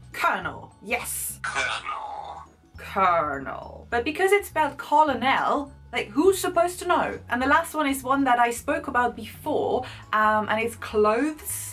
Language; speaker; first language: English; non-native, fluent; German